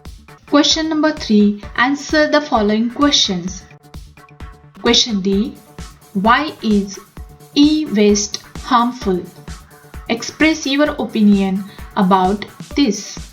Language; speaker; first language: English; non-native, local second language; Marathi